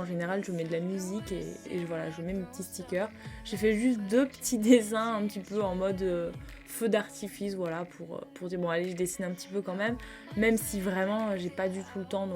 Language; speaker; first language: French; native; French